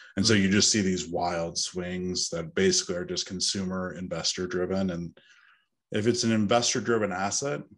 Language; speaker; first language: English; native; English